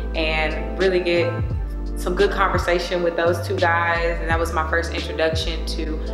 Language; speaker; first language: English; native; English